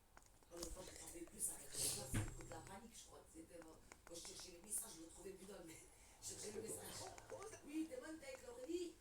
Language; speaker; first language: French; native; French